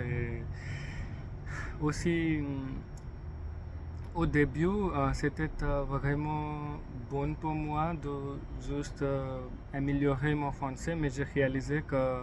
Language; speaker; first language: French; non-native, learner; English